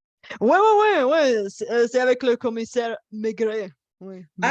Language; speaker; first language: French; non-native, fluent; Bulgarian